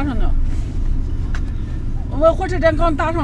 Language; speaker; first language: Chinese; native; Chinese